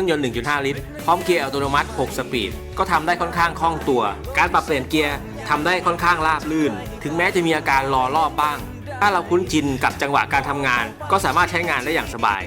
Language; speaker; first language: Thai; native; Thai